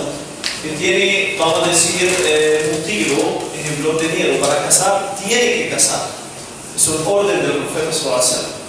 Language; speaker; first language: Spanish; non-native, fluent; Arabic